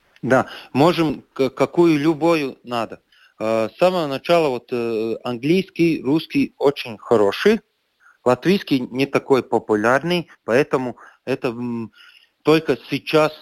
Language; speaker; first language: Russian; non-native, local second language; Latvian